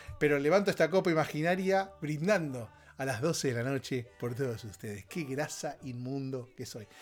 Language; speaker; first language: Spanish; native; Spanish